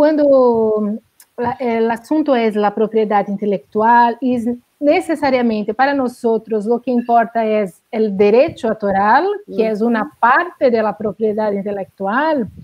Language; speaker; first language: Spanish; non-native, learner; Portuguese